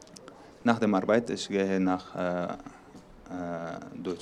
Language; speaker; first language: German; non-native, learner; Arabic